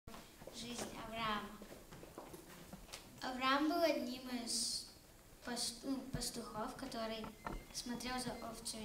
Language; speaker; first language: Russian; early bilingual, heritage; Russian